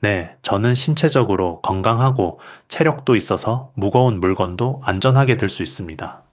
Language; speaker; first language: Korean; non-native, fluent; Urdu